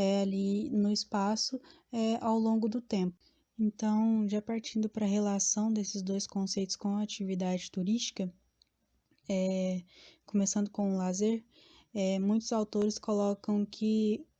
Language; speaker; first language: Portuguese; native; Portuguese